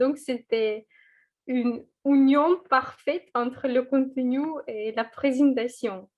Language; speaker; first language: French; non-native, fluent; Russian